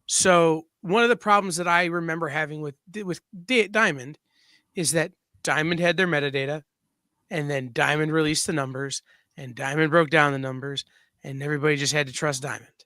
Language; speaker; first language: English; native; English